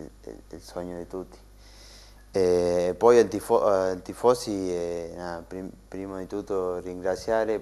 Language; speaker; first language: Italian; non-native, learner; Spanish